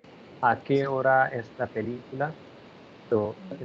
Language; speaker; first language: Spanish; non-native, learner; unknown